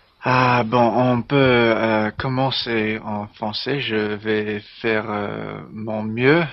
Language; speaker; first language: French; non-native, learner; English